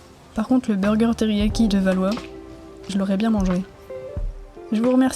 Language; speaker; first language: French; native; French